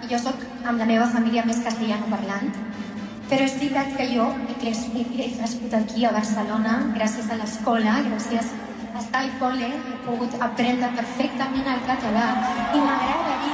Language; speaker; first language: Catalan; non-native, local second language; Spanish